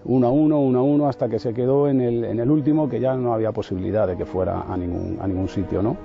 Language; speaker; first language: Spanish; native; Spanish